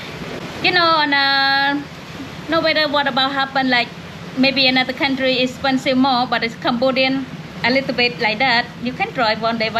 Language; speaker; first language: English; non-native, learner; Khmer